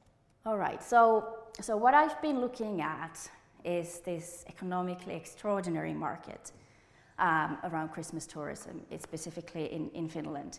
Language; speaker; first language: English; non-native, fluent; Finnish